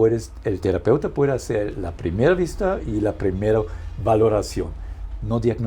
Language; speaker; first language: Spanish; non-native, fluent; German